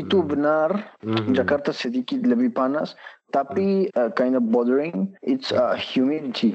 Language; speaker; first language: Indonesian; non-native, learner; Spanish